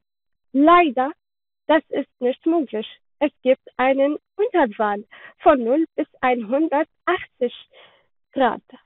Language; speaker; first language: German; non-native, learner; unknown